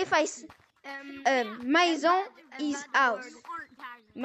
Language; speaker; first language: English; non-native, local second language; French